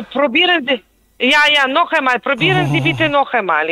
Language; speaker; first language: German; non-native, fluent; Polish